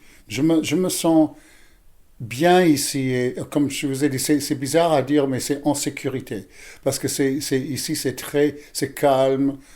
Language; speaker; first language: French; non-native, fluent; English